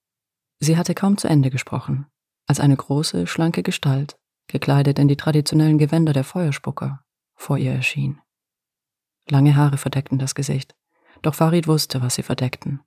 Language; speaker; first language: German; native; German